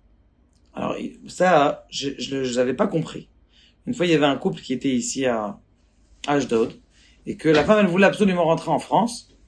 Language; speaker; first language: French; native; French